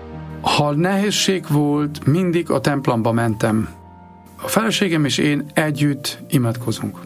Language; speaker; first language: Hungarian; non-native, fluent; German